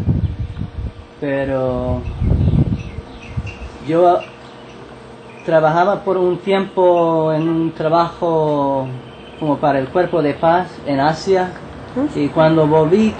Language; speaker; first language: Spanish; non-native, fluent; English